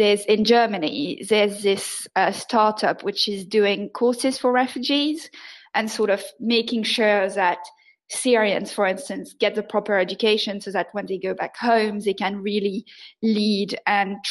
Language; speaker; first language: English; non-native, fluent; French